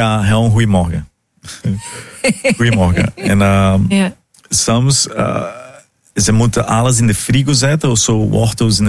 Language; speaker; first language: Dutch; non-native, fluent; Portuguese